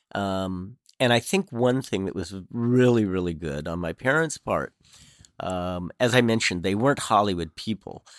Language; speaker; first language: English; native; English